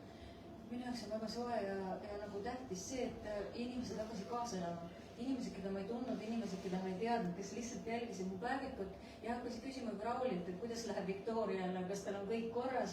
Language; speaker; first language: Estonian; native; Estonian